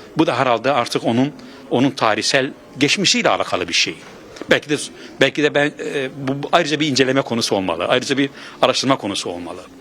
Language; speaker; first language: Turkish; non-native, local second language; Kurdish